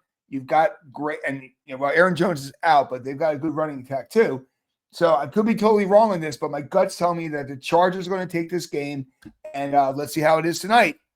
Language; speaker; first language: English; native; English